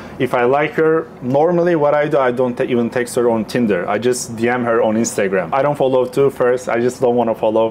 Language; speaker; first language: English; non-native, fluent; Turkish